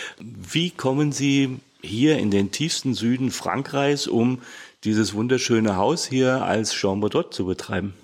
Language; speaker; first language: German; native; German